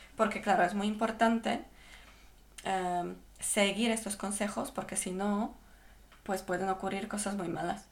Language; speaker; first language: Spanish; non-native, fluent; Polish